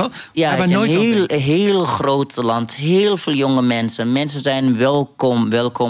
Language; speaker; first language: Dutch; non-native, fluent; Arabic